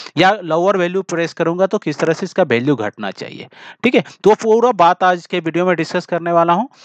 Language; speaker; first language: Hindi; native; Hindi